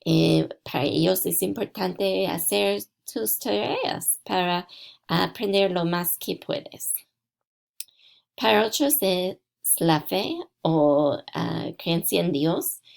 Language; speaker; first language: Spanish; non-native, fluent; English